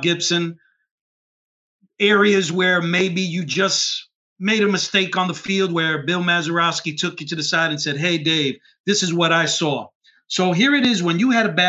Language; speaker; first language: English; native; English